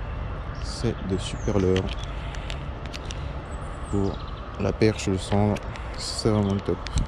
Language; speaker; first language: French; native; French